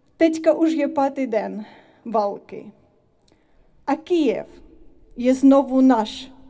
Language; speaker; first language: Czech; non-native, fluent; Ukrainian